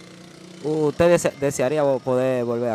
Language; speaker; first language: Spanish; native; Spanish